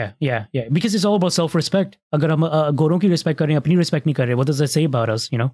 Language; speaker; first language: English; early bilingual, other home language; Hindi